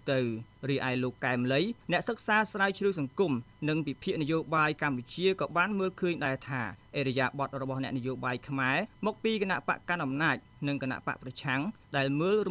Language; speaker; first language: Khmer; native; Khmer